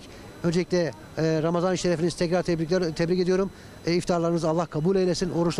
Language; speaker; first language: Turkish; native; Turkish